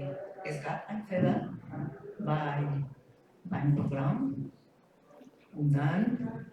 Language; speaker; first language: German; non-native, learner; Spanish